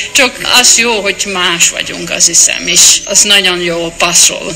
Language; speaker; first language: Hungarian; non-native, learner; Dutch